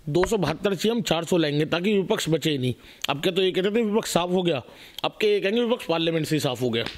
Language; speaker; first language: Hindi; native; Hindi